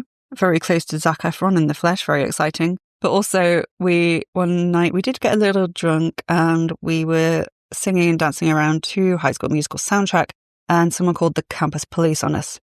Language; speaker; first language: English; native; English